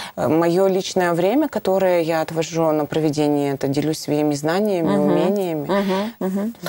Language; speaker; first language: Russian; native; Russian